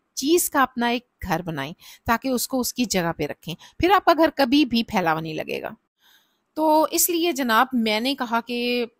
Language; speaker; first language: Urdu; native; Urdu